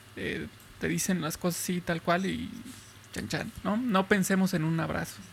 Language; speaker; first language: Spanish; native; Spanish